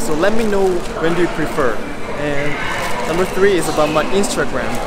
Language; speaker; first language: English; non-native, fluent; Korean